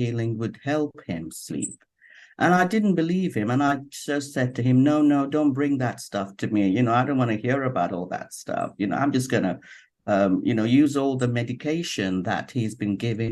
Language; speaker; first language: English; non-native, local second language; Yoruba